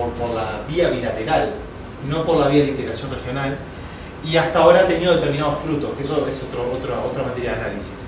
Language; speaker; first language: Spanish; native; Spanish